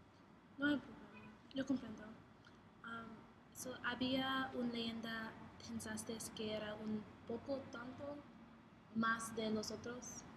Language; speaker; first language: Spanish; non-native, learner; English